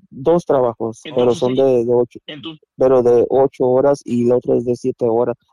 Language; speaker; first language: Spanish; native; Spanish